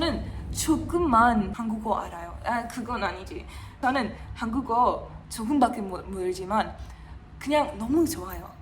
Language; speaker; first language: Korean; non-native, learner; English